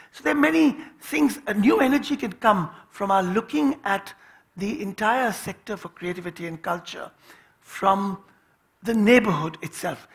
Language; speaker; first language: English; non-native, local second language; Hindi